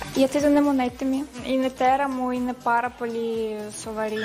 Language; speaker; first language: Greek; non-native, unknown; Russian